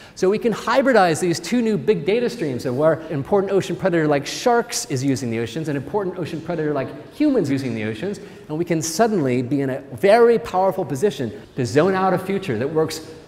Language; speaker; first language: English; native; English